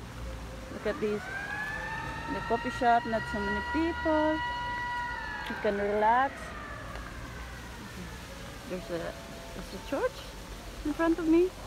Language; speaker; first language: English; non-native, local second language; Filipino